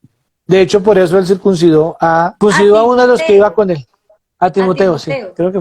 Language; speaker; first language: Spanish; native; Spanish